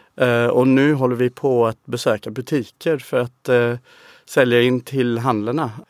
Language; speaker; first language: Swedish; non-native, fluent; English